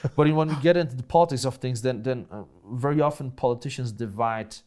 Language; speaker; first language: English; non-native, fluent; Polish